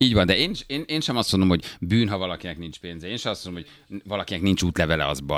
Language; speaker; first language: Hungarian; native; Hungarian